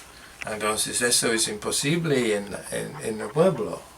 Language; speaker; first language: Spanish; non-native, learner; English